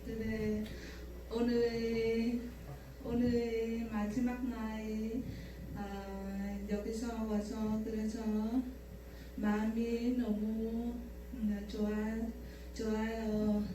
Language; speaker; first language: Korean; non-native, learner; Vietnamese